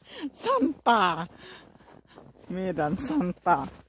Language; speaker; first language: Finnish; non-native, learner; Thai